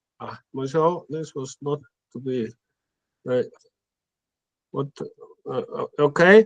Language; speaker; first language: English; non-native, fluent; Icelandic